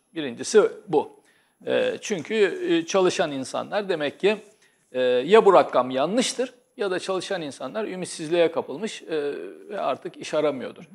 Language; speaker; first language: Turkish; native; Turkish